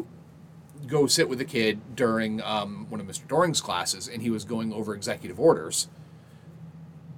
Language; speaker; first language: English; native; English